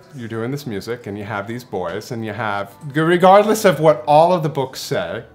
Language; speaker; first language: English; native; English